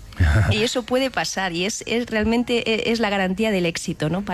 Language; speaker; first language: Spanish; native; Spanish